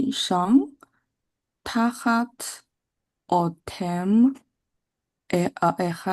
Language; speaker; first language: Hebrew; non-native, learner; English